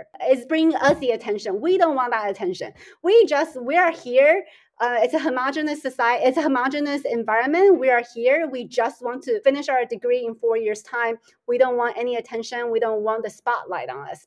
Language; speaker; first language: English; native; English